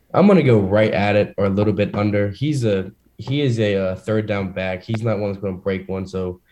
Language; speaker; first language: English; native; English